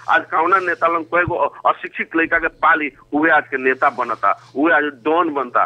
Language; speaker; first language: Bhojpuri; native; Bhojpuri